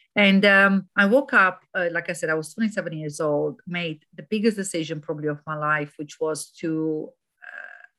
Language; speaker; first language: English; non-native, fluent; Romanian